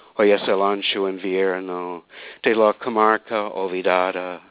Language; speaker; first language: Spanish; non-native, fluent; English